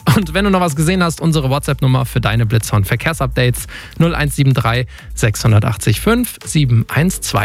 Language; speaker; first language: German; native; German